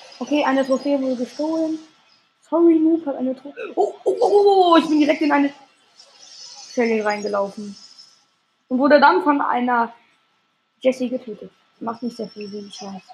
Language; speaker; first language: German; native; German